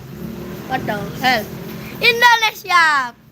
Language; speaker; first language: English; non-native, learner; Indonesian